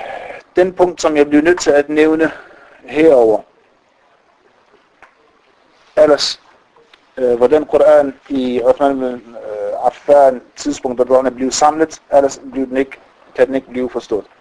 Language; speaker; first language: Danish; non-native, fluent; Arabic